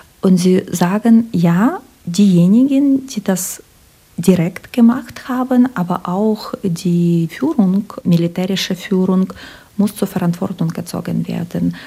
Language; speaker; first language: German; non-native, fluent; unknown